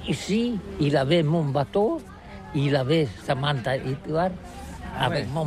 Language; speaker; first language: French; non-native, learner; Catalan